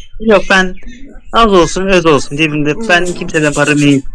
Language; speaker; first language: Turkish; native; Turkish